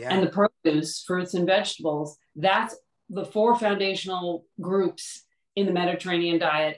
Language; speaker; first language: English; native; English